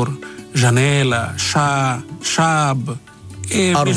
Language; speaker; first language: Portuguese; non-native, learner; Bangla